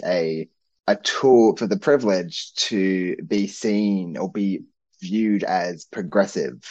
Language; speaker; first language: English; native; English